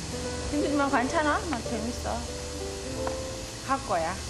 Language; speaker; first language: Korean; non-native, learner; Burmese